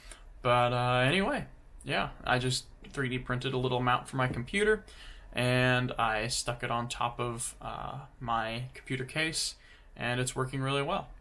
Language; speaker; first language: English; native; English